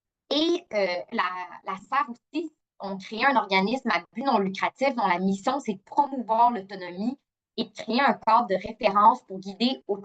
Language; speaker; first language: French; native; French